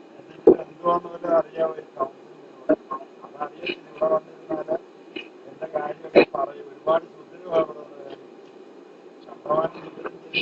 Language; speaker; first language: Malayalam; native; Malayalam